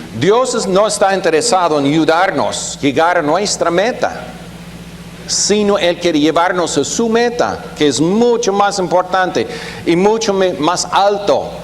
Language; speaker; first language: Spanish; non-native, fluent; German